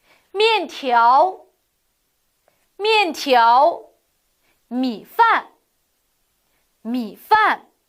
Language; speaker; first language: Chinese; non-native, fluent; Uyghur